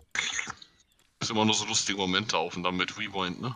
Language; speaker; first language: German; native; German